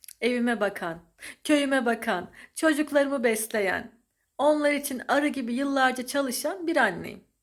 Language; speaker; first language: Turkish; native; Turkish